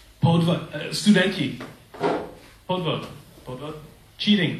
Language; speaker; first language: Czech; non-native, learner; English